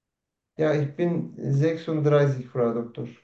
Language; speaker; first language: German; non-native, learner; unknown